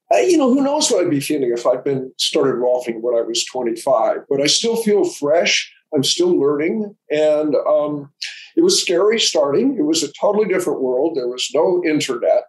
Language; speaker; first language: English; native; English